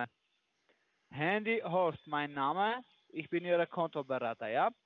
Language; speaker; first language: German; non-native, learner; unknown